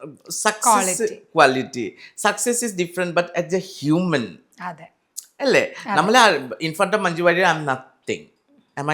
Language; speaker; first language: Malayalam; non-native, learner; Assamese